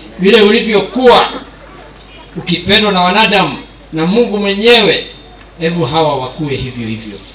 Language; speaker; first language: Swahili; non-native, local second language; Kamba